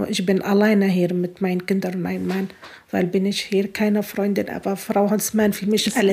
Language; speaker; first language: German; non-native, learner; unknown